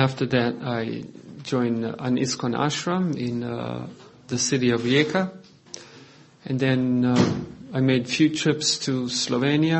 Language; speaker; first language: English; non-native, fluent; Croatian